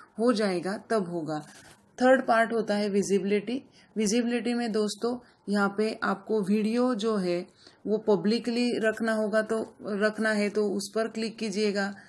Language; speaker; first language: Hindi; non-native, local second language; Marathi